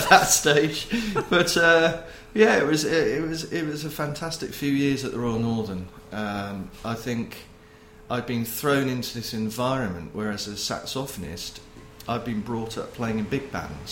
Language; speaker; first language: English; native; English